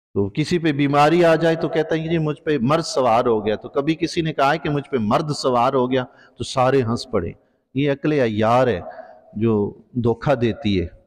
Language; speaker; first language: Urdu; non-native, local second language; Punjabi